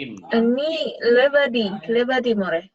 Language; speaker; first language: Hebrew; non-native, learner; Indonesian